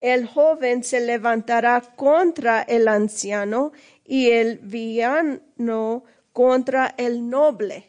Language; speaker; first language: Spanish; early bilingual, heritage; English